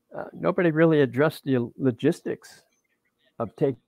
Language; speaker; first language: English; native; English